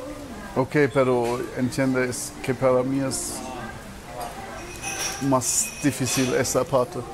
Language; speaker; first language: Spanish; non-native, learner; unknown